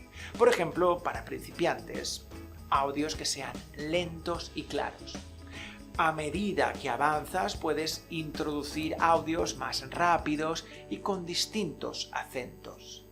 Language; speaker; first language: Spanish; native; Spanish